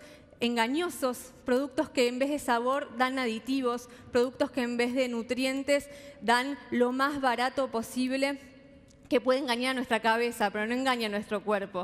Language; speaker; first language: Spanish; native; Spanish